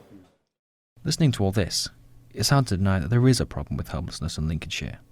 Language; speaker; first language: English; native; English